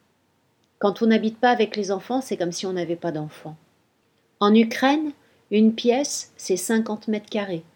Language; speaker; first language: French; non-native, fluent; Ukrainian